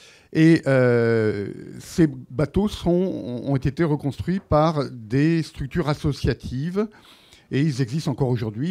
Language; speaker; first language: French; native; French